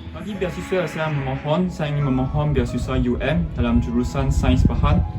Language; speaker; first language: Malay; non-native, local second language; Chinese